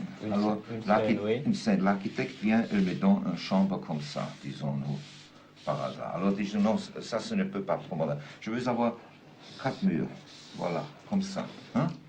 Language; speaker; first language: French; non-native, fluent; German